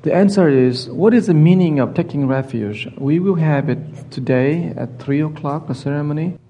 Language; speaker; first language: English; non-native, fluent; Vietnamese